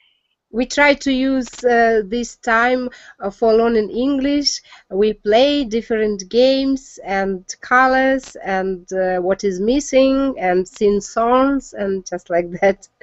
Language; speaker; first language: English; non-native, learner; Russian